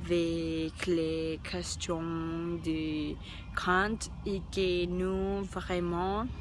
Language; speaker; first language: French; non-native, learner; Spanish